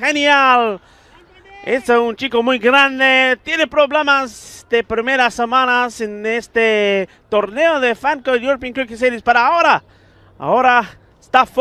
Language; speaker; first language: Spanish; non-native, learner; Punjabi